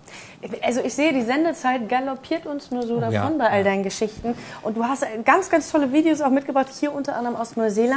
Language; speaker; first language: German; native; German